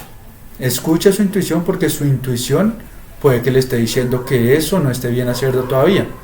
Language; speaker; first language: Spanish; native; Spanish